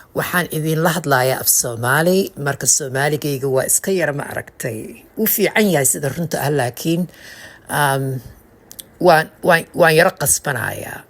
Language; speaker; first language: Somali; early bilingual, heritage; Somali